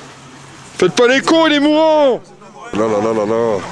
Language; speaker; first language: French; native; French